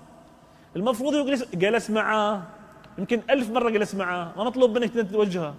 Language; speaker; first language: Arabic; native; Arabic